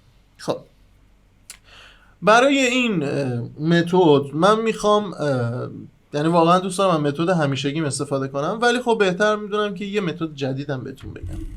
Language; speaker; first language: Persian; native; Persian